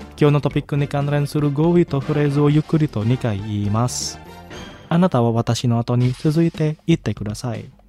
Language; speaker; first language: Japanese; non-native, fluent; Indonesian